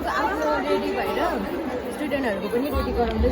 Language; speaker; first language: Nepali; native; Nepali